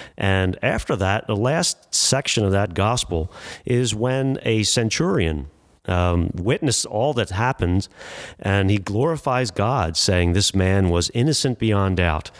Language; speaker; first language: English; native; English